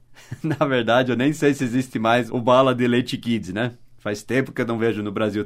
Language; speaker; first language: Portuguese; non-native, fluent; English